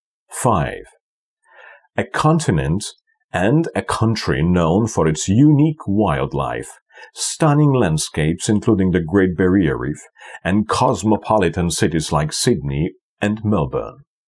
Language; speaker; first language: English; non-native, fluent; Polish